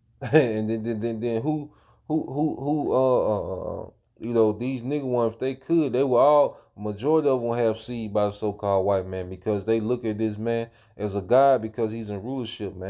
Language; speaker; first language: English; native; English